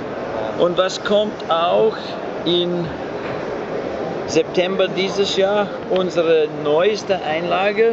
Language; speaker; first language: German; non-native, fluent; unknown